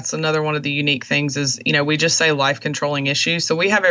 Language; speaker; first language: English; native; English